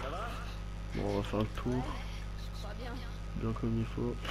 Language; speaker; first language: French; native; French